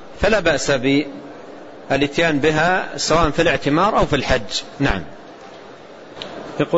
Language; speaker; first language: Arabic; native; Arabic